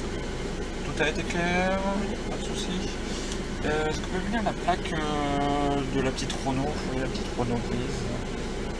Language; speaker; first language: French; native; French